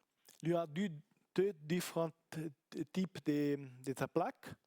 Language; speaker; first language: French; non-native, learner; Italian